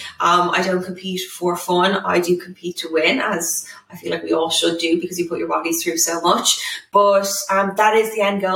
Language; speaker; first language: English; native; English